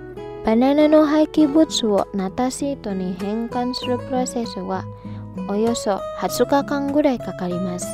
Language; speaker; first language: Japanese; non-native, fluent; Indonesian